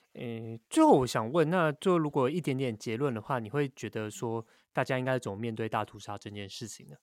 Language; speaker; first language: Chinese; native; Chinese